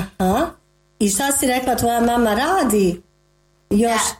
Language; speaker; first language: Croatian; native; Croatian